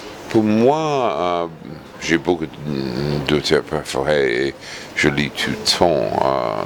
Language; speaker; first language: French; non-native, fluent; English